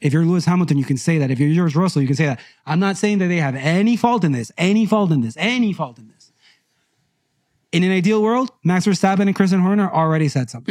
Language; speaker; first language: English; native; English